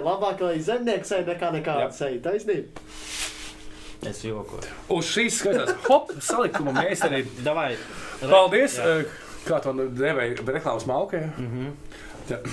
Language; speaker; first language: Latvian; non-native, local second language; Russian